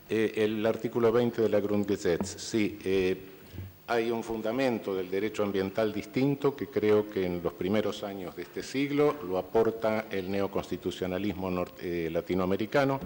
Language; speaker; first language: Spanish; native; Spanish